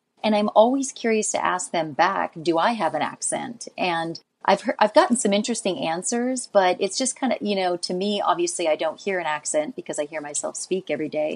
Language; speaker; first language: English; native; English